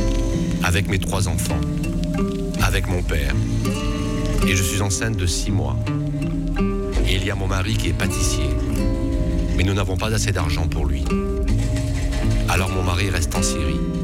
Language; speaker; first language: French; non-native, learner; Arabic